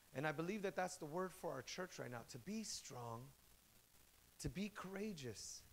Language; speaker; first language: English; native; English